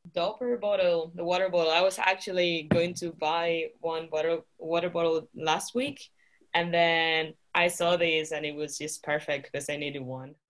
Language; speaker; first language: English; non-native, fluent; Spanish